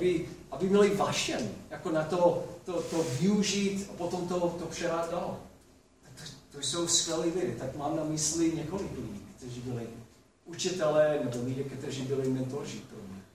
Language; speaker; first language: Czech; non-native, fluent; English